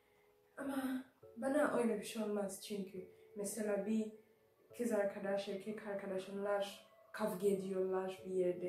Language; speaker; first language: Turkish; non-native, fluent; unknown